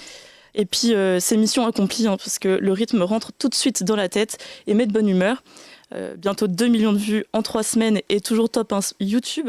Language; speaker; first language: French; native; French